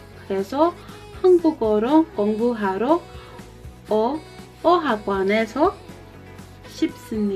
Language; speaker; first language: Korean; non-native, learner; English